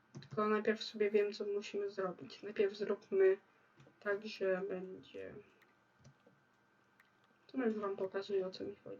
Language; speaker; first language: Polish; native; Polish